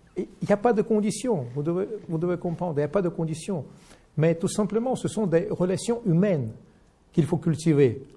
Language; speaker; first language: French; non-native, fluent; Russian